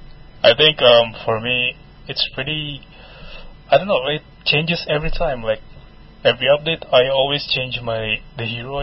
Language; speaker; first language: English; non-native, fluent; Indonesian